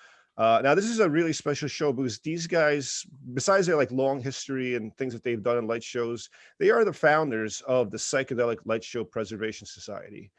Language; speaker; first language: English; native; English